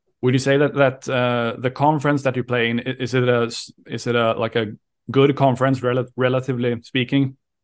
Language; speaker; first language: English; non-native, fluent; Swedish